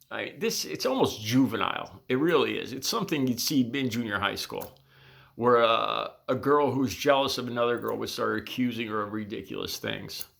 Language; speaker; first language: English; native; English